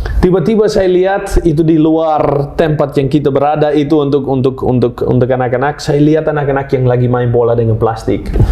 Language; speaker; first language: Indonesian; non-native, fluent; Dutch